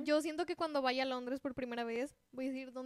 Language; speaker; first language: Spanish; native; Spanish